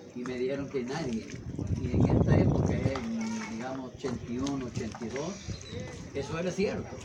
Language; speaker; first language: Spanish; non-native, fluent; English